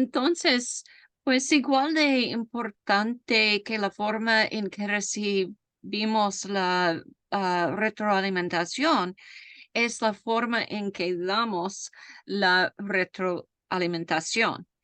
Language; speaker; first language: Spanish; non-native, fluent; English